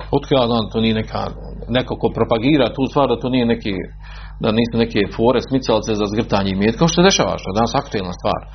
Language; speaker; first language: Croatian; native; Croatian